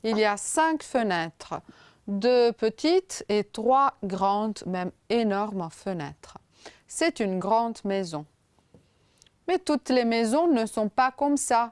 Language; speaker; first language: French; non-native, fluent; Romanian